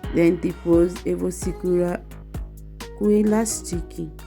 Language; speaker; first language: Portuguese; non-native, learner; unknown